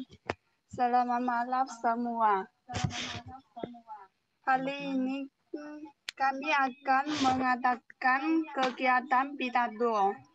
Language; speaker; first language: Indonesian; non-native, learner; Chinese